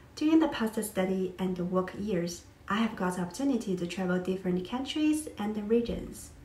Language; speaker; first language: English; non-native, fluent; Chinese